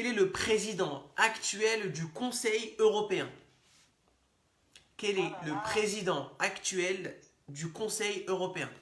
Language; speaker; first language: French; native; French